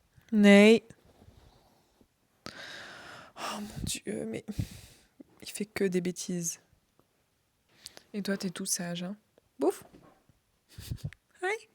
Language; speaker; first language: French; native; French